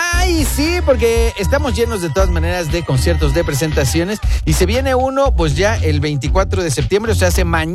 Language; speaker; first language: Spanish; native; Spanish